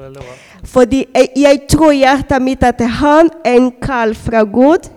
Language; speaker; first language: Norwegian; non-native, learner; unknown